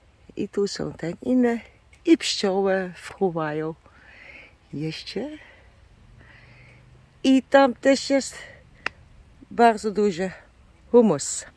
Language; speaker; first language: Polish; non-native, learner; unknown